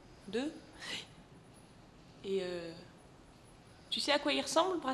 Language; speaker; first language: French; native; French